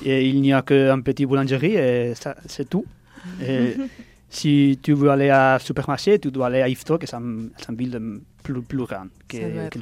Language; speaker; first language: French; early bilingual, heritage; Spanish